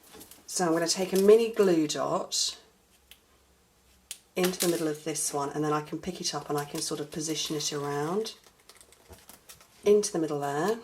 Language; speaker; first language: English; native; English